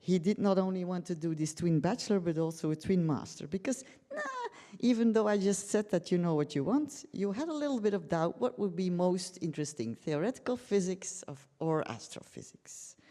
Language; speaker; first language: English; non-native, fluent; Dutch